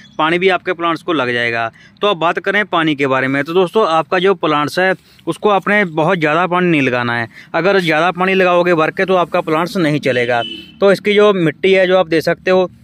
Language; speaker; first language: Hindi; non-native, local second language; Punjabi